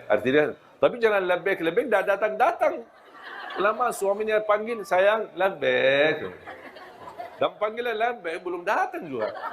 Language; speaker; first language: Malay; non-native, fluent; Arabic